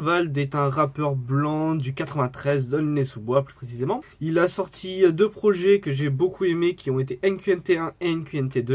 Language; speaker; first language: French; native; French